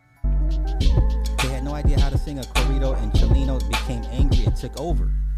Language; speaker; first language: English; native; English